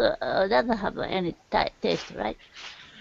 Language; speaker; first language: English; non-native, learner; Japanese